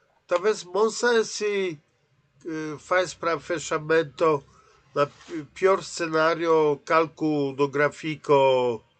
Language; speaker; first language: Portuguese; non-native, learner; Polish